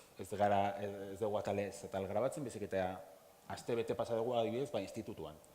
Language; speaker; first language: Basque; native; Basque